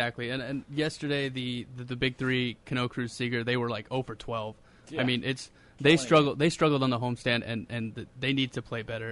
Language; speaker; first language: English; native; English